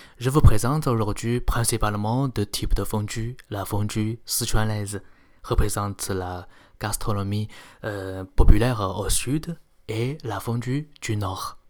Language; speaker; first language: French; non-native, fluent; Chinese